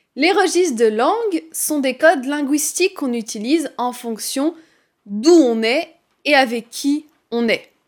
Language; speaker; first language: French; native; French